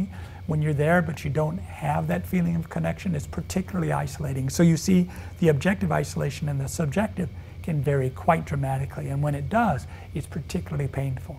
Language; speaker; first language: English; native; English